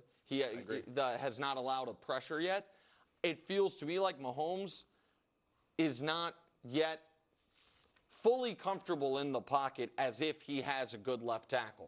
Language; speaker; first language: English; native; English